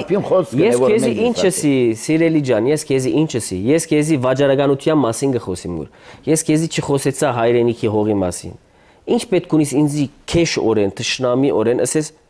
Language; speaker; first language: Armenian; early bilingual, heritage; Armenian